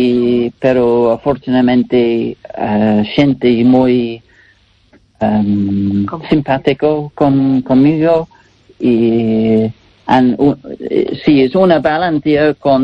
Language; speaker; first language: Spanish; non-native, learner; English